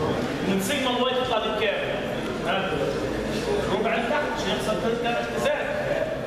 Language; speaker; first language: Arabic; native; Arabic